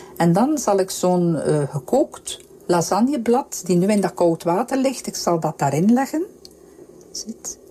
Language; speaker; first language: Dutch; native; Dutch